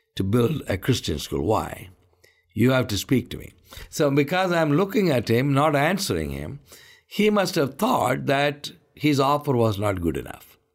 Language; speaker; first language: English; non-native, local second language; Malayalam